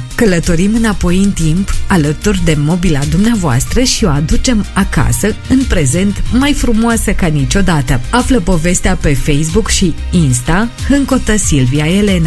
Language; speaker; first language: Romanian; native; Romanian